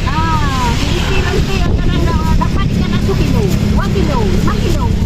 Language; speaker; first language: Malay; non-native, local second language; Achinese